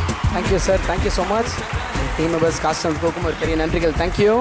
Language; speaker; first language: Tamil; native; Tamil